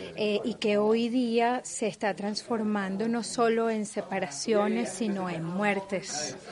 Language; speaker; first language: Spanish; native; Spanish